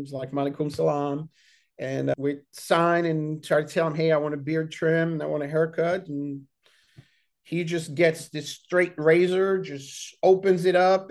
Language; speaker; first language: English; early bilingual, other home language; French